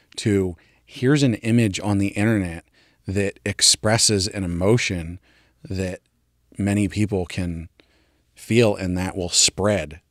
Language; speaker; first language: English; native; English